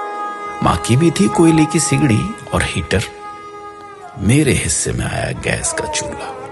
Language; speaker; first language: Hindi; native; Hindi